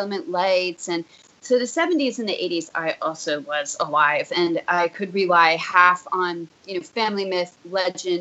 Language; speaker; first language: English; native; English